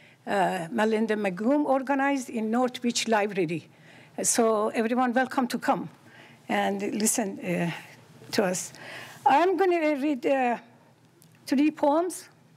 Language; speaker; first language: English; non-native, fluent; Persian